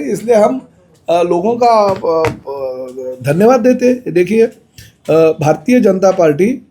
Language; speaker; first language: Hindi; non-native, local second language; Marathi